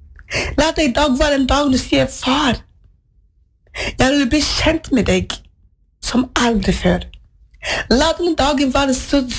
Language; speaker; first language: Norwegian; non-native, fluent; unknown